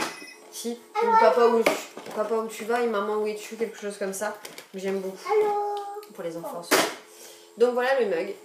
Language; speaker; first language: French; native; French